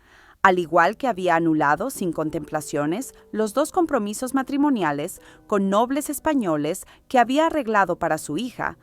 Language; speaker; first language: Spanish; native; Spanish